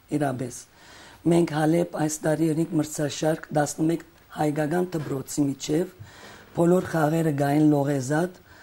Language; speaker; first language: Armenian; early bilingual, heritage; Armenian